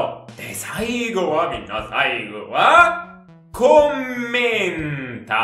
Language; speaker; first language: Japanese; non-native, fluent; Italian